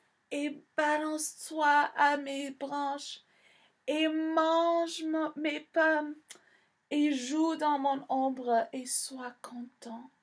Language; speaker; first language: French; non-native, fluent; English